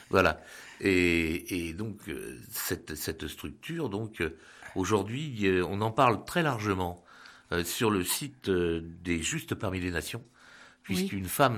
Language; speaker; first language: French; native; French